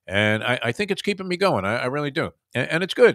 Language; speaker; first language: English; native; English